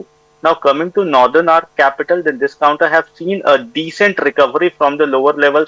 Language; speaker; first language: English; non-native, local second language; Hindi